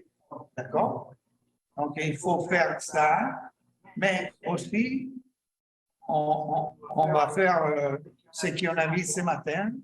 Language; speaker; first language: French; non-native, learner; Italian